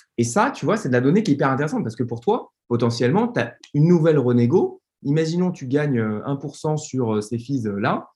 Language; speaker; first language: French; native; French